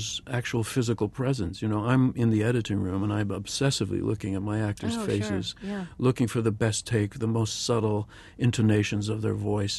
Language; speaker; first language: English; native; English